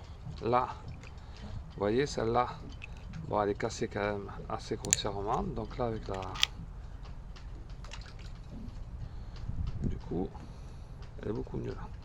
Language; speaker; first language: French; native; French